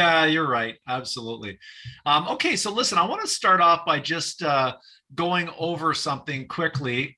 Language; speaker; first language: English; native; English